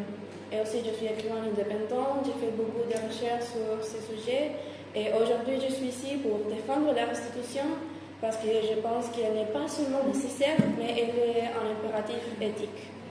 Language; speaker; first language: French; non-native, fluent; Spanish